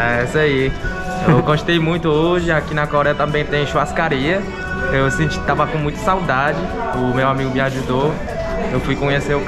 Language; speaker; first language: Portuguese; non-native, fluent; Korean